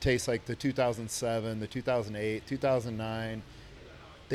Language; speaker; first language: English; native; English